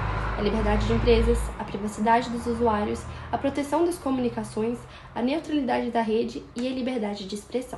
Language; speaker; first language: Portuguese; native; Portuguese